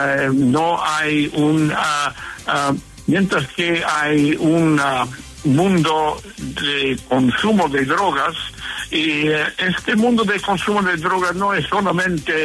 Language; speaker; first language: Spanish; non-native, fluent; English